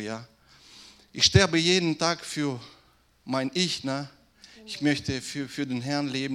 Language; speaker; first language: German; non-native, fluent; Russian